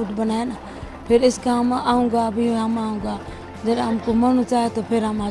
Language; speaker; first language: Hindi; non-native, fluent; Bangla